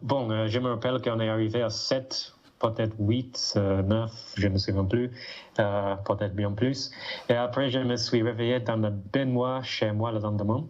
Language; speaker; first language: French; non-native, fluent; English